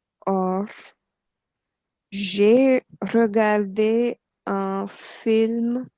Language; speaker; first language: French; non-native, fluent; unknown